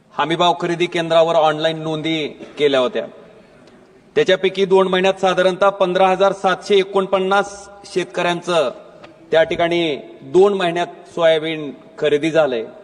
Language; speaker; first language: Marathi; native; Marathi